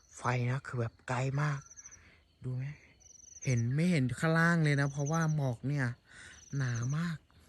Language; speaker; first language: Thai; non-native, local second language; S'gaw Karen